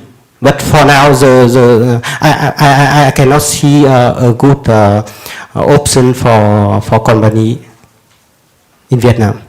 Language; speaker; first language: English; non-native, learner; Vietnamese